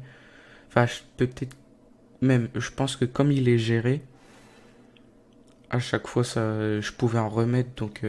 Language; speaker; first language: French; native; French